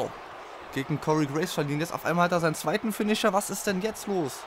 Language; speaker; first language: German; native; German